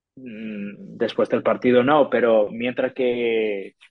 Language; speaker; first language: Spanish; non-native, fluent; English